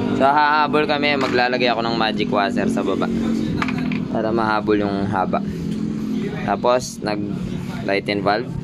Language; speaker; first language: Filipino; native; Filipino